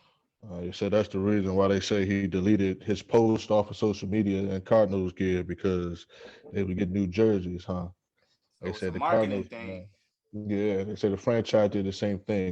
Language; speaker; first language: English; native; English